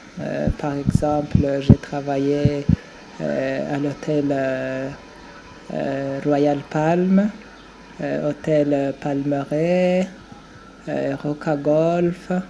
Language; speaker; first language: French; non-native, local second language; Rundi